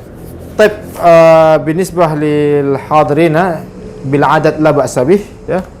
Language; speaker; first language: Arabic; non-native, fluent; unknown